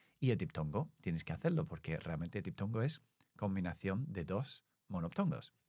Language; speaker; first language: Spanish; non-native, fluent; English